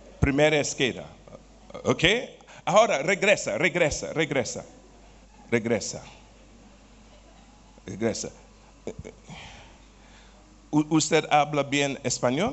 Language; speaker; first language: Spanish; non-native, learner; Portuguese